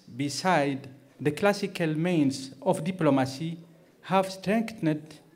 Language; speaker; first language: English; non-native, fluent; Arabic